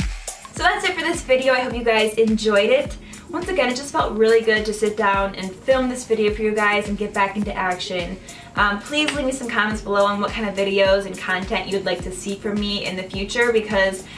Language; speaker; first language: English; native; English